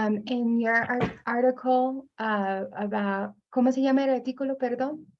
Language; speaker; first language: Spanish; non-native, fluent; English